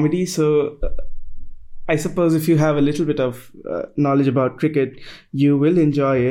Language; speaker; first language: English; non-native, local second language; Hindi